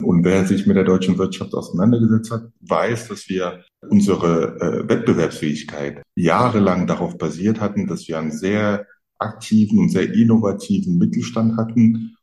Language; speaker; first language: German; early bilingual, other home language; French